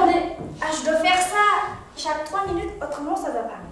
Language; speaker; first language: French; non-native, learner; Japanese